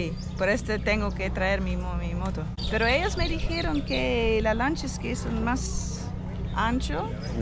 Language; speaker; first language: Spanish; non-native, learner; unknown